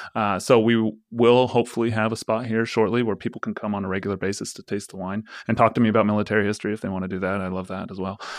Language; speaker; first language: English; native; English